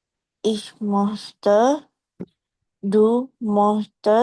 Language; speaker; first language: German; non-native, learner; Indonesian